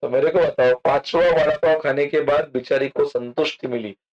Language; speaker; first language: Hindi; non-native, local second language; Marathi